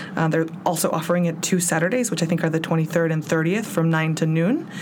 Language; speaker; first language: English; early bilingual, other home language; Spanish